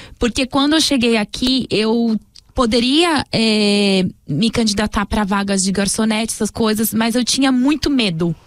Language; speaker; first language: Portuguese; native; Portuguese